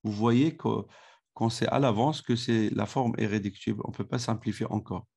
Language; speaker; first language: French; non-native, local second language; Arabic